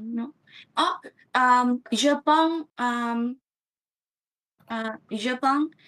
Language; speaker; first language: French; non-native, learner; Vietnamese